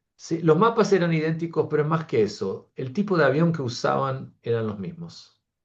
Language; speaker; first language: Spanish; early bilingual, heritage; Spanish